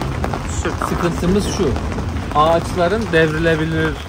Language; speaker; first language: Turkish; native; Turkish